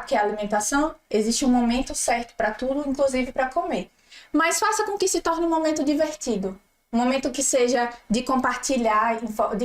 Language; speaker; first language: Portuguese; native; Portuguese